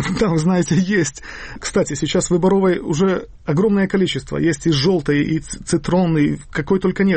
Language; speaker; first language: Russian; native; Russian